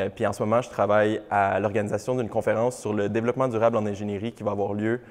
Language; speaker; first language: French; native; French